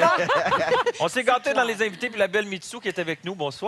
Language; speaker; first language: French; native; French